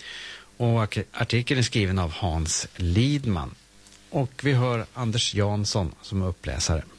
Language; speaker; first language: Swedish; native; Swedish